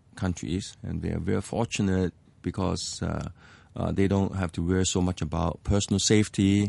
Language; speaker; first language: English; non-native, local second language; Cantonese